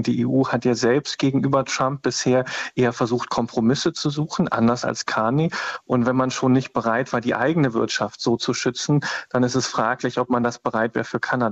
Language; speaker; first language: German; native; German